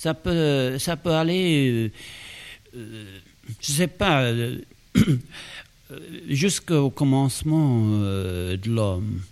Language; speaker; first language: French; non-native, fluent; English